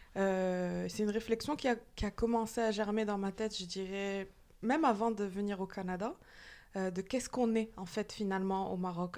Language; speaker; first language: French; non-native, local second language; Arabic